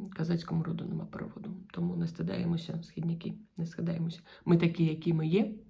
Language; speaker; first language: Ukrainian; non-native, local second language; Russian